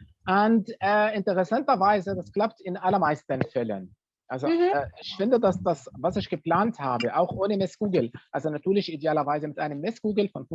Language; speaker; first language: German; non-native, fluent; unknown